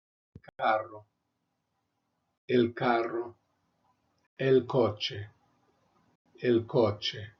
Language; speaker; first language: Spanish; non-native, fluent; English